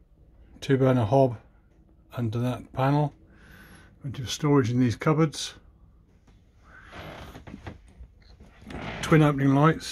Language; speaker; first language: English; native; English